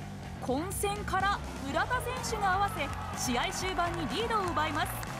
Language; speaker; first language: Japanese; native; Japanese